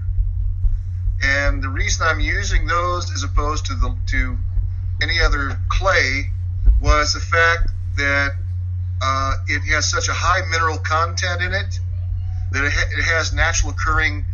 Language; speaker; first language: English; native; English